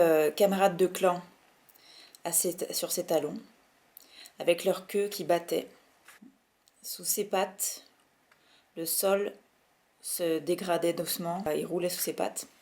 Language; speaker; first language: French; native; French